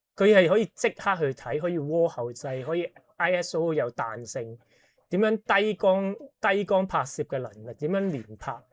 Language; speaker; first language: Cantonese; native; Cantonese